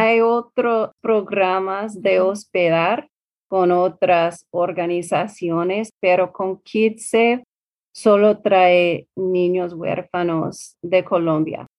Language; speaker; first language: Spanish; non-native, learner; English